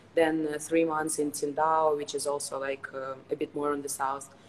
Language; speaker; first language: English; non-native, fluent; Ukrainian